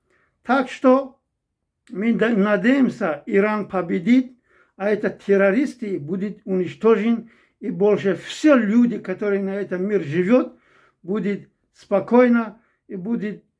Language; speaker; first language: Russian; non-native, fluent; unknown